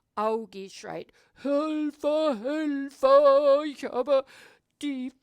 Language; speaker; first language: German; non-native, learner; English